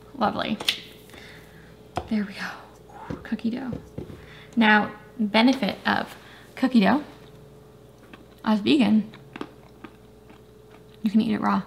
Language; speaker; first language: English; native; English